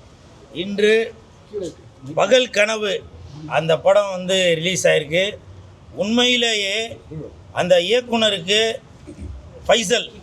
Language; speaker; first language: Tamil; native; Tamil